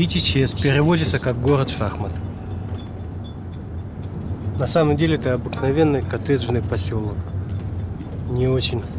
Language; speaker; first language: Russian; native; Russian